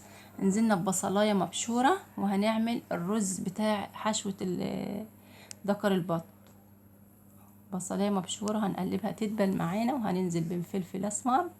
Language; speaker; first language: Arabic; native; Arabic